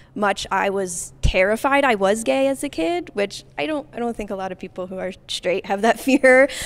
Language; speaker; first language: English; native; English